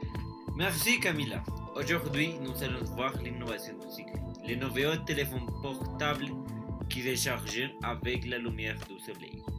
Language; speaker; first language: French; non-native, learner; Spanish